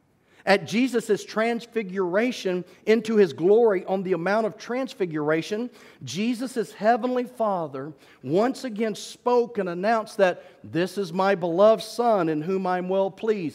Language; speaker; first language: English; native; English